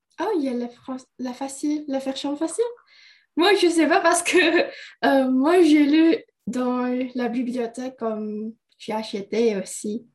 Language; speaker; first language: French; non-native, learner; Indonesian